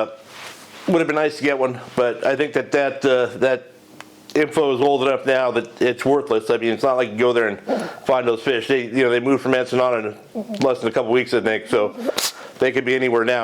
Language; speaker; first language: English; native; English